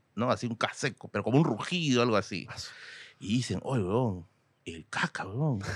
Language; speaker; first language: Spanish; native; Spanish